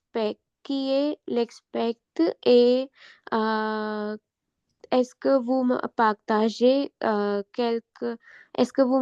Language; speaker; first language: French; non-native, learner; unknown